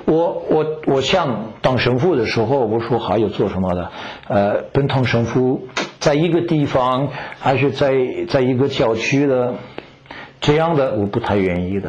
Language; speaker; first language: Chinese; non-native, fluent; French